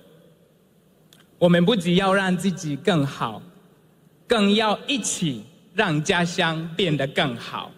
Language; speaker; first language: Chinese; non-native, fluent; Swahili